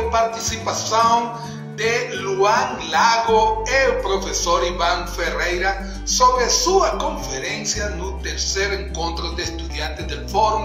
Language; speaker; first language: Portuguese; non-native, learner; Spanish